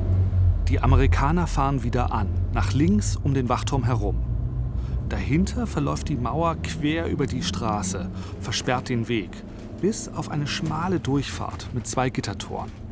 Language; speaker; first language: German; native; German